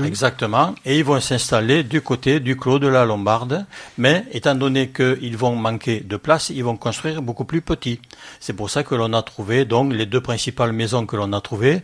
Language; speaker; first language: French; native; French